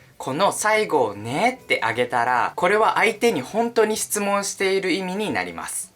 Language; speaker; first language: Japanese; native; Japanese